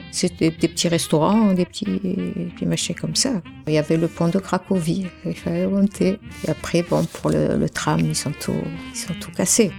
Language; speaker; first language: French; native; French